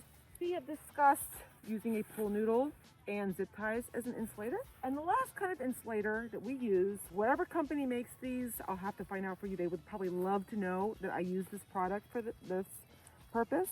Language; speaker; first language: English; native; English